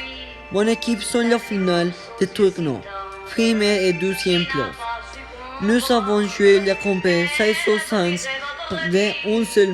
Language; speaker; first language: French; non-native, learner; Spanish